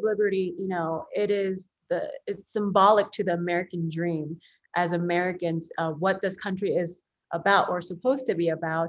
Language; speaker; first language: English; early bilingual, other home language; Korean